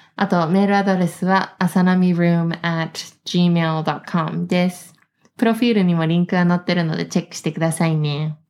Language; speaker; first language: Japanese; early bilingual, heritage; Japanese